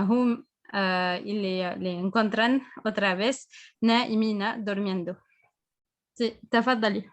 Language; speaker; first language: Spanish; non-native, fluent; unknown